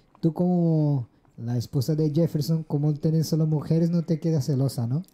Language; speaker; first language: Spanish; non-native, fluent; Portuguese